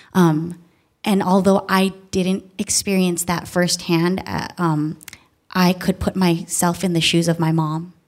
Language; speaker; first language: English; early bilingual, other home language; Filipino